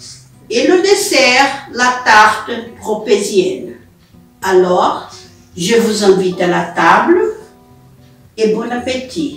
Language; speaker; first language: French; non-native, learner; Portuguese